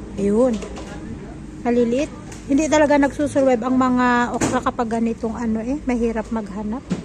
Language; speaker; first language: Filipino; native; Filipino